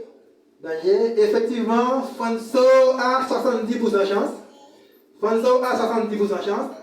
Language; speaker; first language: French; non-native, learner; Haitian Creole